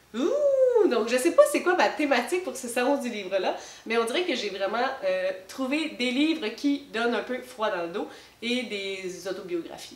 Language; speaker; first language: French; native; French